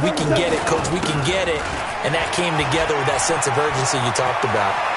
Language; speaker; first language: English; native; English